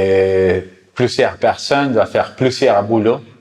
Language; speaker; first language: French; non-native, fluent; Spanish